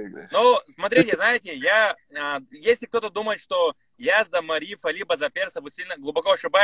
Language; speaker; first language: Russian; native; Russian